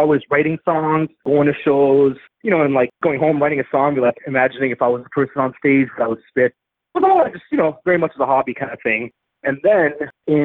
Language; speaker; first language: English; native; English